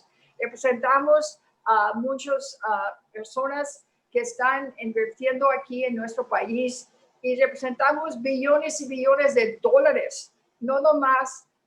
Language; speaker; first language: Spanish; early bilingual, heritage; Spanish